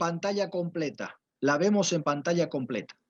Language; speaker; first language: Spanish; native; Spanish